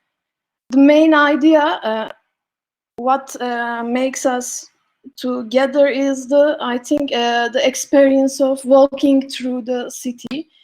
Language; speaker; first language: English; non-native, learner; Turkish